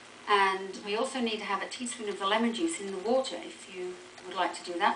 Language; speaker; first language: English; native; English